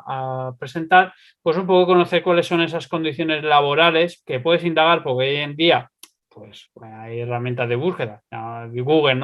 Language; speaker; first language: Spanish; native; Spanish